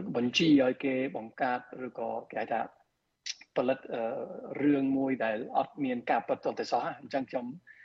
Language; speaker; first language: Khmer; non-native, fluent; Spanish